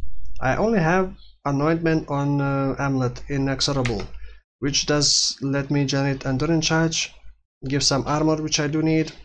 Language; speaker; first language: English; non-native, fluent; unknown